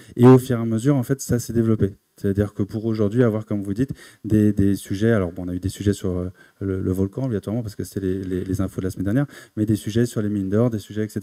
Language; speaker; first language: French; native; French